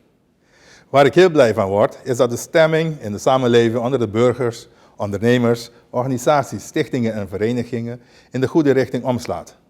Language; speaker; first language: Dutch; non-native, local second language; Papiamento